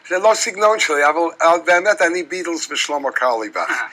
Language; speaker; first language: Hebrew; non-native, fluent; English